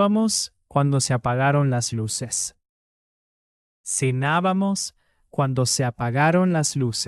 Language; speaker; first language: Spanish; non-native, fluent; English